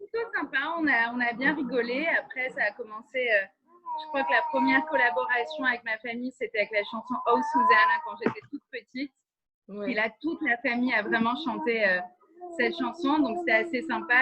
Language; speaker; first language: French; early bilingual, heritage; French